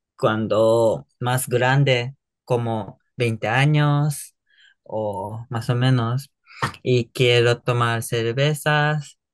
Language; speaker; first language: Spanish; non-native, learner; Japanese